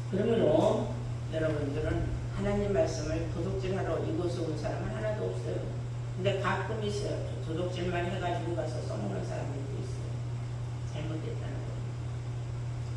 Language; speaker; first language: Korean; native; Korean